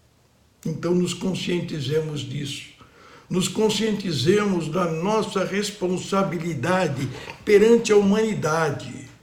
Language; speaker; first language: Portuguese; native; Portuguese